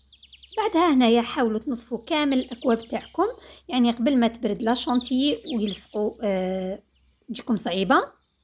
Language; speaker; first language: Arabic; native; Arabic